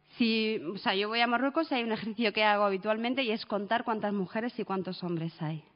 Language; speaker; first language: Spanish; early bilingual, other home language; Arabic